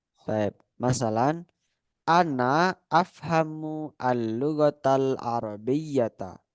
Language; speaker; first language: Arabic; non-native, fluent; Indonesian